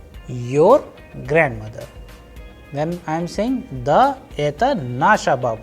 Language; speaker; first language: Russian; non-native, fluent; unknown